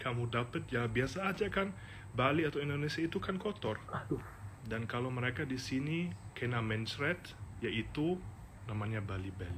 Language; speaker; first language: Indonesian; non-native, fluent; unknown